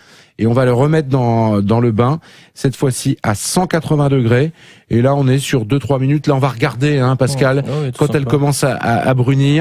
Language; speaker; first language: French; native; French